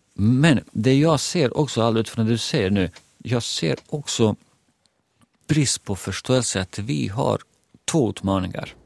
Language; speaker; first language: Swedish; non-native, fluent; Bosnian